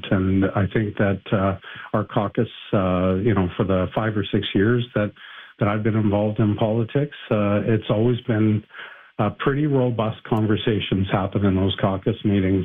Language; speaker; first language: English; native; English